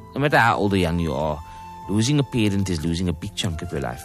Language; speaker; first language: English; native; English